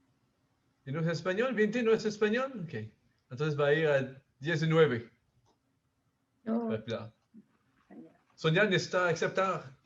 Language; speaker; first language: Spanish; non-native, learner; French